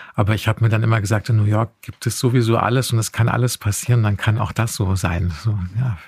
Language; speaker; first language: German; native; German